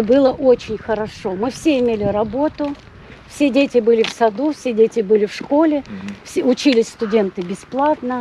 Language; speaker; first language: Russian; native; Russian